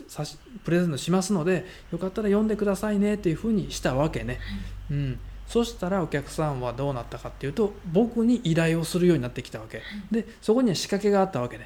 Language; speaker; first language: Japanese; native; Japanese